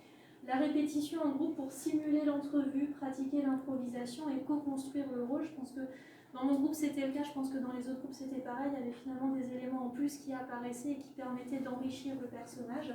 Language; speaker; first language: French; native; French